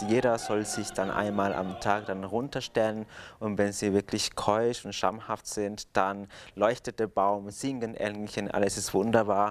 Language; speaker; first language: German; non-native, fluent; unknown